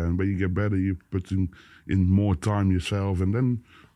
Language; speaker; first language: English; non-native, fluent; Dutch